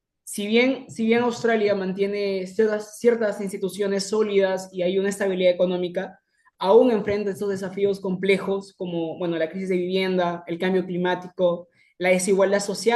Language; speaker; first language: Spanish; native; Spanish